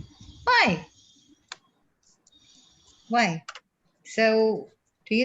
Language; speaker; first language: English; non-native, fluent; Indonesian